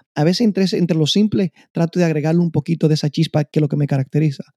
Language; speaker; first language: Spanish; native; Spanish